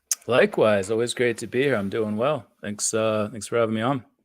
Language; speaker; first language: English; native; English